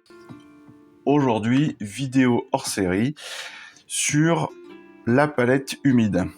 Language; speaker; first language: French; native; French